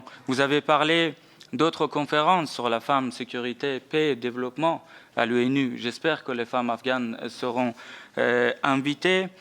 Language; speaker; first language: French; non-native, fluent; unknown